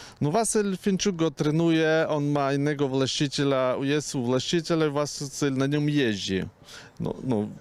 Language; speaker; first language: Polish; non-native, fluent; Ukrainian